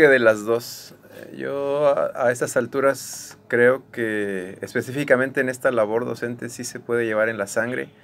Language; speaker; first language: Spanish; native; Spanish